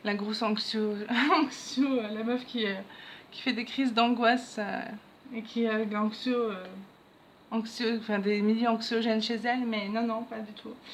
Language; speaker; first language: French; native; French